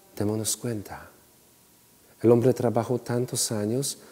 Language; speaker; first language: Spanish; non-native, fluent; Polish